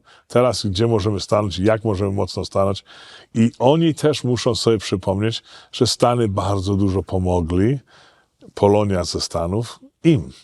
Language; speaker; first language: Polish; early bilingual, heritage; Polish